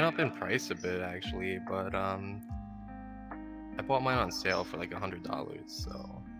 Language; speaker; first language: English; non-native, learner; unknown